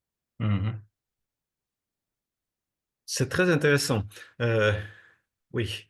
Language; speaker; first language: French; non-native, fluent; Estonian